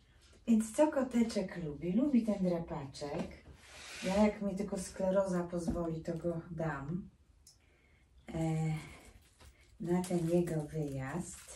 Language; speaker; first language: Polish; native; Polish